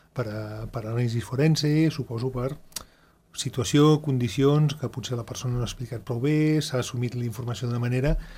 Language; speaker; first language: Catalan; native; Catalan